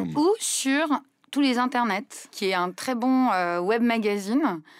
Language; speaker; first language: French; non-native, local second language; Arabic